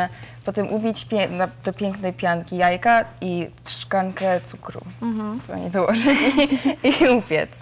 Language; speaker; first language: Polish; early bilingual, other home language; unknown